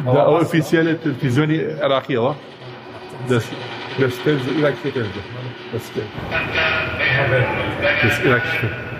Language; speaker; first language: German; non-native, learner; Kurdish